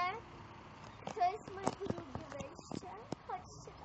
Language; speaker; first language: Polish; early bilingual, heritage; Polish